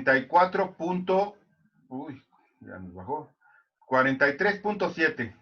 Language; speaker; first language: Spanish; native; Spanish